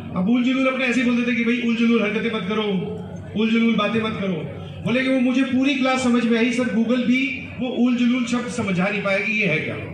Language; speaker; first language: Hindi; native; Hindi